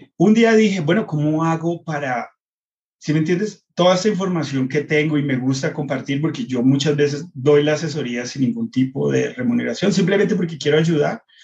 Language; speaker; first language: Spanish; early bilingual, heritage; Spanish